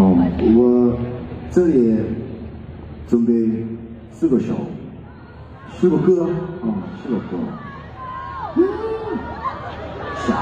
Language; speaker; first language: Chinese; non-native, learner; Korean